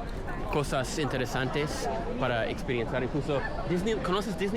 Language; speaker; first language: Spanish; non-native, learner; English